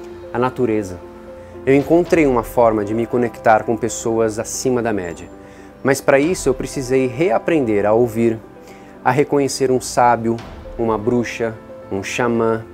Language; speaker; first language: Portuguese; native; Portuguese